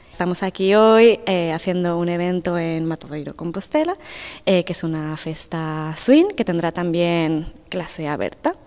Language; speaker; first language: Spanish; native; Spanish